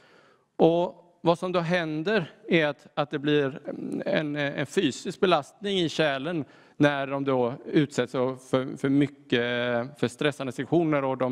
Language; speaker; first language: Swedish; native; Swedish